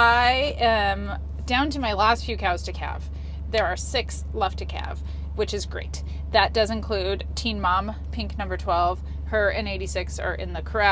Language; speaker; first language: English; native; English